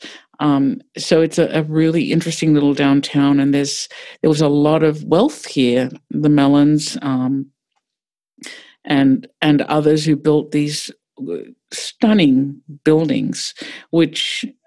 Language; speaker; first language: English; native; English